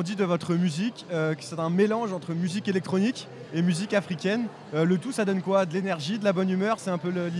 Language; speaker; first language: French; native; French